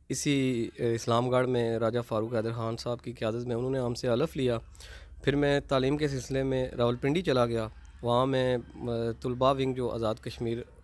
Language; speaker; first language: Urdu; non-native, local second language; Pahari-Potwari